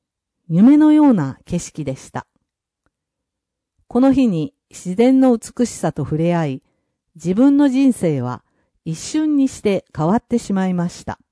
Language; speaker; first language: Japanese; non-native, fluent; English